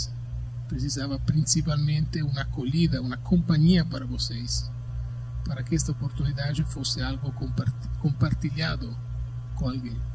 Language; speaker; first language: Portuguese; non-native, fluent; Italian